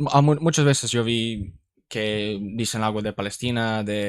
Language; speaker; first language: Spanish; non-native, learner; English